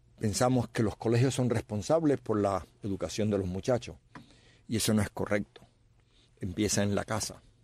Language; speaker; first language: Spanish; native; Spanish